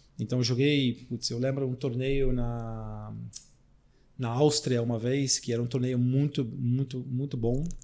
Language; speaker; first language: Portuguese; non-native, fluent; Dutch